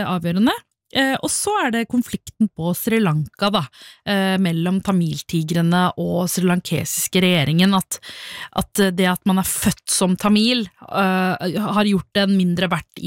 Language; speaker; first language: Norwegian; early bilingual, other home language; Tamil